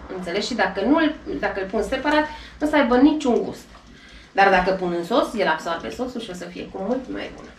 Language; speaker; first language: Romanian; non-native, local second language; Hungarian